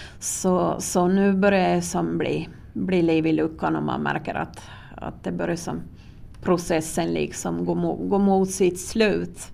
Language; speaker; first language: Swedish; native; Swedish